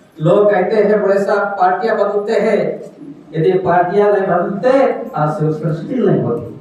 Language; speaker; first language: Hindi; non-native, local second language; Marathi